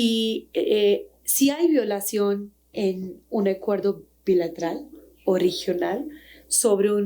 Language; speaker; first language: Spanish; non-native, fluent; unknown